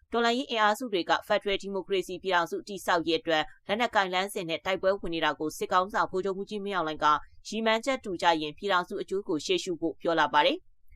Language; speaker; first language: Burmese; native; Burmese